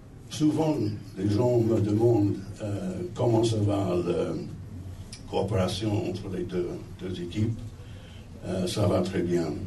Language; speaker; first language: French; non-native, fluent; English